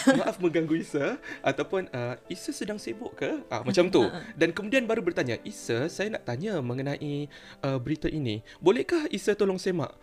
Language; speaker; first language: Malay; native; Malay